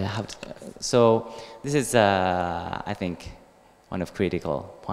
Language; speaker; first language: English; non-native, learner; Japanese